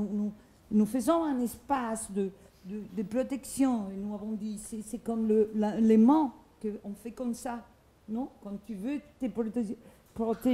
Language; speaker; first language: French; non-native, learner; Catalan